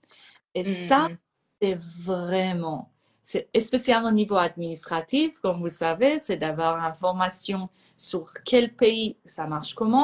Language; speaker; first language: French; non-native, fluent; Persian